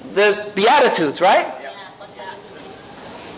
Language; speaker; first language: English; native; English